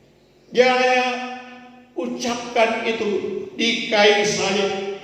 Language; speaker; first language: Indonesian; native; Indonesian